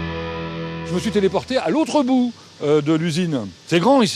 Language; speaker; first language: French; native; French